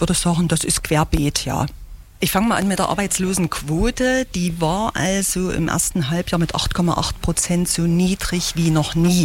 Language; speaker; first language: German; native; German